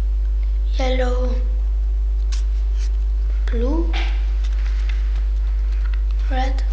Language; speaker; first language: English; non-native, learner; German